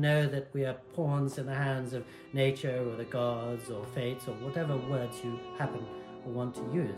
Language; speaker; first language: English; native; English